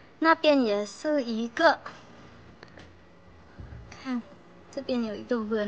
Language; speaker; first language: Chinese; non-native, fluent; Vietnamese